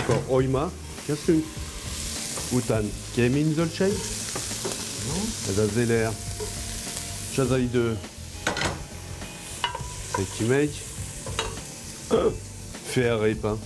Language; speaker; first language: Hungarian; non-native, learner; French